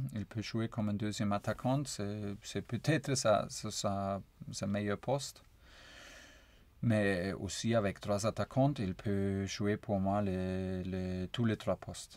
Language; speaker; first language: French; non-native, fluent; German